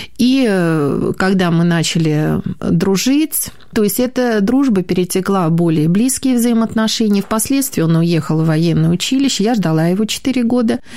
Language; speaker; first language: Russian; native; Russian